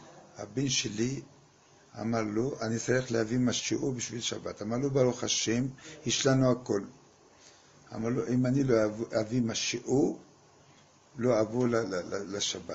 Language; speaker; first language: Hebrew; non-native, fluent; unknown